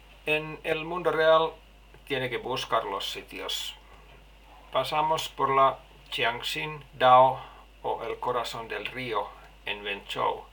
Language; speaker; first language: Spanish; non-native, learner; Finnish